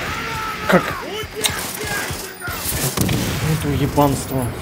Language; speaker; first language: Russian; native; Russian